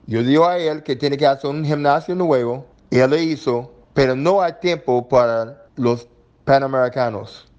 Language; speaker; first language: Spanish; non-native, learner; English